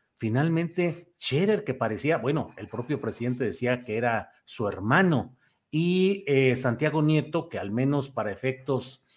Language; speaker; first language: Spanish; native; Spanish